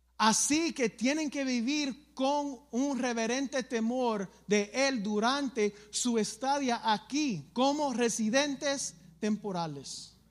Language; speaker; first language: Spanish; early bilingual, other home language; English